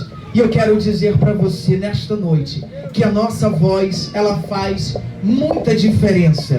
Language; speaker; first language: Portuguese; native; Portuguese